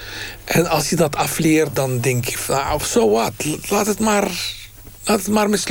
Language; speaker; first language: Dutch; non-native, fluent; Arabic